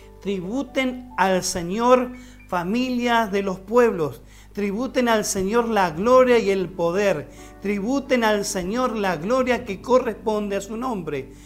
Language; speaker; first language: Spanish; native; Spanish